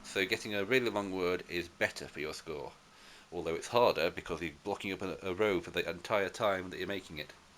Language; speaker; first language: English; native; English